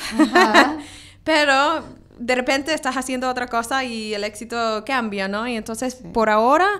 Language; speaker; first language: Spanish; non-native, fluent; English